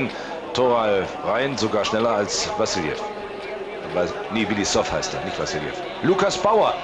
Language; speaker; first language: German; native; German